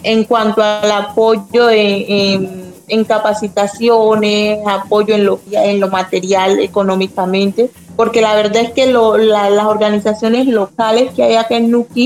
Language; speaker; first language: Spanish; native; Spanish